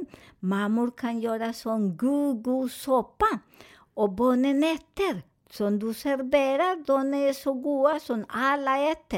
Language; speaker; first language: Swedish; non-native, fluent; Spanish